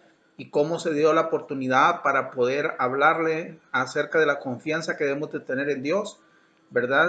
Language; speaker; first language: Spanish; native; Spanish